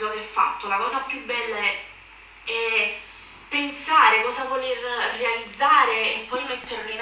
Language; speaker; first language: Italian; native; Italian